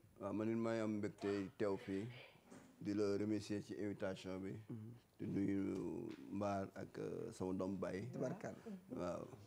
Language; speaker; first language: Wolof; native; Wolof